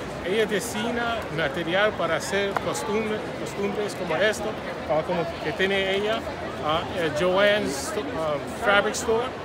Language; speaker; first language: Spanish; non-native, learner; English